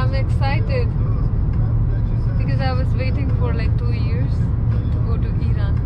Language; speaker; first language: English; non-native, local second language; Urdu